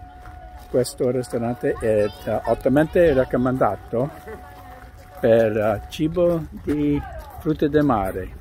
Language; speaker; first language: Italian; non-native, learner; English